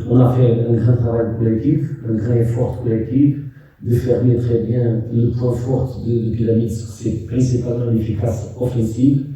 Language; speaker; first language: French; non-native, fluent; Portuguese